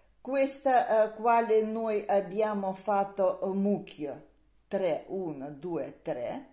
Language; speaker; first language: Italian; non-native, learner; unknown